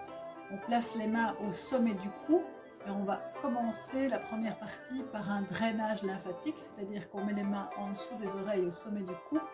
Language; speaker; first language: French; native; French